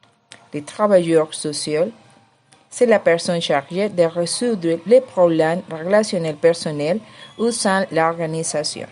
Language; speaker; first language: French; non-native, learner; Spanish